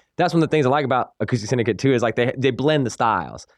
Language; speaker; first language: English; native; English